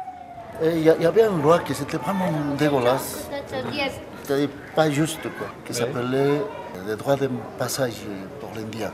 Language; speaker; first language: French; non-native, fluent; Spanish